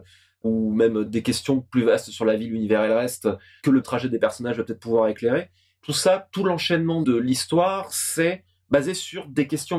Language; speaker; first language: French; native; French